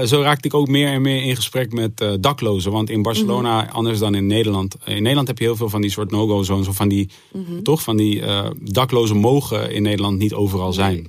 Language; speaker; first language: Dutch; native; Dutch